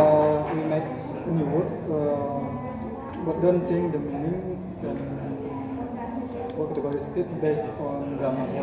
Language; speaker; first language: English; non-native, learner; Indonesian